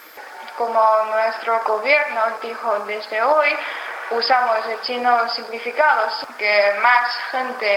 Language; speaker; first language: Spanish; non-native, learner; Chinese